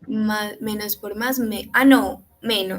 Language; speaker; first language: Spanish; native; Spanish